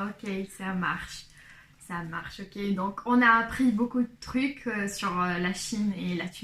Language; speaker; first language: French; non-native, local second language; Arabic